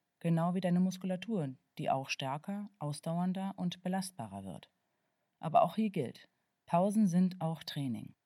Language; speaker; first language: German; native; German